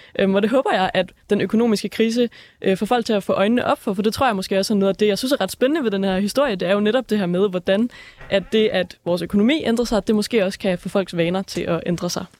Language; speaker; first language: Danish; native; Danish